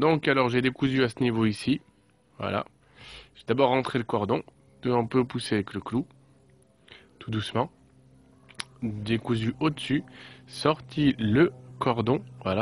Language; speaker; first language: French; native; French